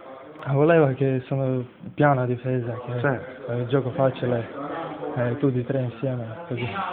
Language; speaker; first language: Italian; non-native, learner; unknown